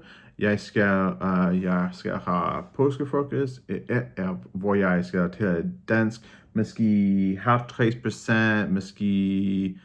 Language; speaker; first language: Danish; non-native, learner; English